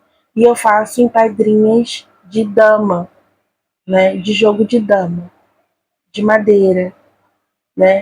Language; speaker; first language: Portuguese; native; Portuguese